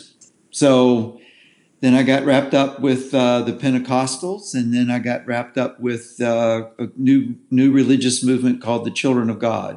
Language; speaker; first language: English; native; English